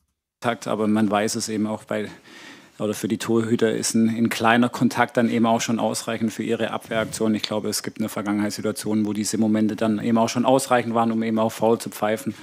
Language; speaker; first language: German; native; German